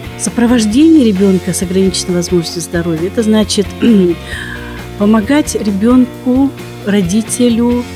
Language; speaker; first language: Russian; native; Russian